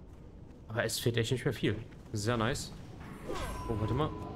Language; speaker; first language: German; native; German